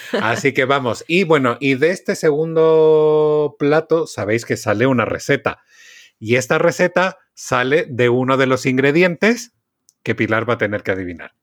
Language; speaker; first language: Spanish; native; Spanish